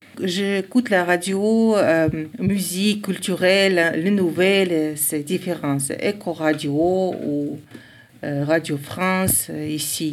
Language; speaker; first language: French; non-native, learner; Ingush